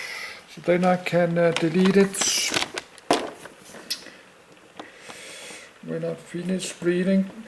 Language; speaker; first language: English; non-native, learner; Danish